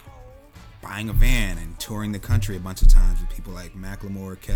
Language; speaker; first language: English; native; English